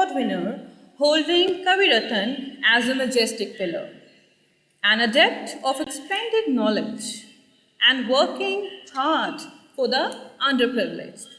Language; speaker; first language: English; non-native, local second language; Punjabi